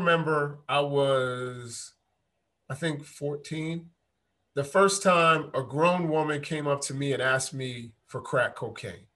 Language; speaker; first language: English; native; English